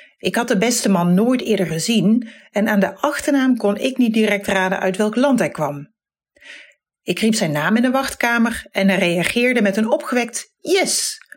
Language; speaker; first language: Dutch; native; Dutch